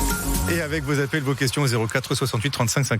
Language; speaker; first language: French; native; French